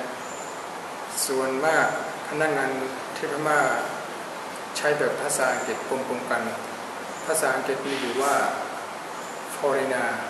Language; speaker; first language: Thai; non-native, fluent; Burmese